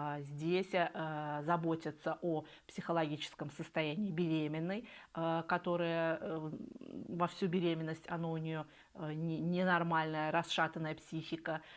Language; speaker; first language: Russian; native; Russian